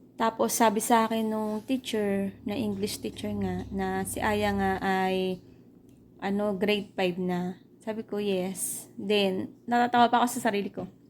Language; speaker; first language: Filipino; native; Filipino